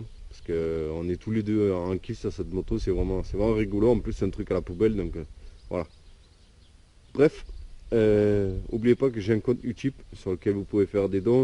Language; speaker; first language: French; native; French